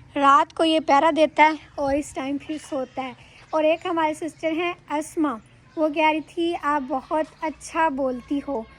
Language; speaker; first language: Urdu; non-native, local second language; Punjabi